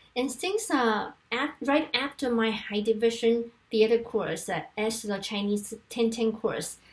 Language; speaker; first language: English; non-native, fluent; Chinese